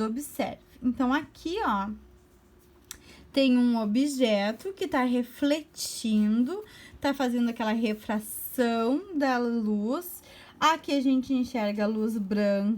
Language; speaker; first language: Portuguese; native; Portuguese